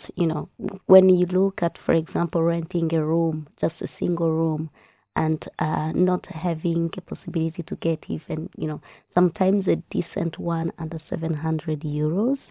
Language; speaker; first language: English; non-native, local second language; Kinyarwanda